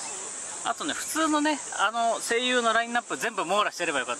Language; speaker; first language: Japanese; native; Japanese